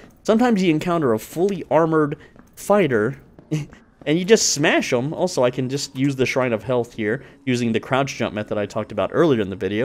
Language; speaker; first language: English; native; English